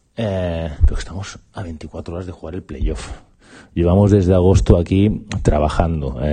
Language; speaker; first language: Spanish; native; Spanish